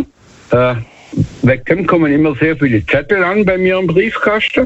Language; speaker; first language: German; native; German